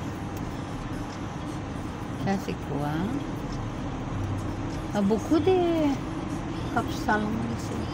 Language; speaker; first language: French; non-native, learner; Filipino